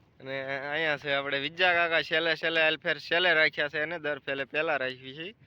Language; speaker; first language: Gujarati; native; Gujarati